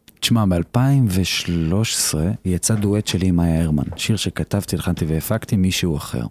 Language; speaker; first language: Hebrew; native; Hebrew